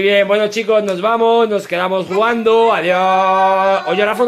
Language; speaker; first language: Spanish; native; Spanish